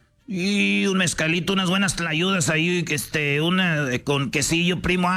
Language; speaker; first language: Spanish; native; Spanish